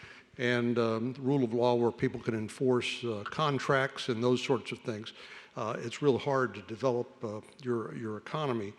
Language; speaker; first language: English; native; English